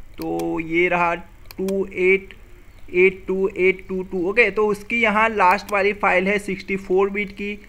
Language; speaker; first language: Hindi; non-native, local second language; Gujarati